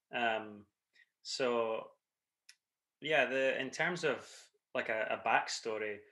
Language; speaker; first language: English; native; English